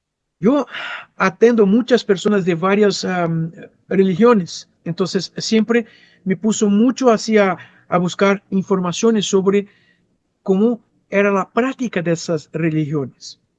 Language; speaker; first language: Spanish; non-native, fluent; Portuguese